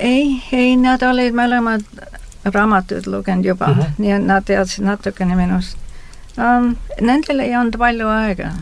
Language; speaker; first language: Estonian; early bilingual, heritage; Estonian